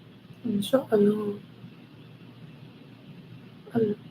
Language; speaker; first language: Arabic; non-native, learner; English